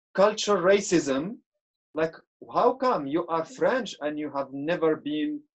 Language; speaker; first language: English; non-native, fluent; Arabic